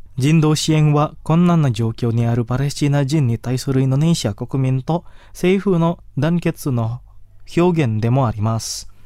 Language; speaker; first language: Japanese; non-native, fluent; Indonesian